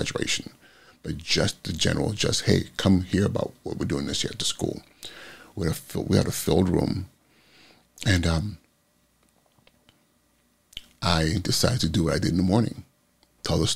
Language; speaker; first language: English; native; English